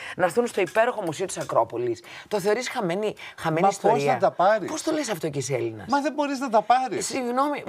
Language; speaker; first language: Greek; native; Greek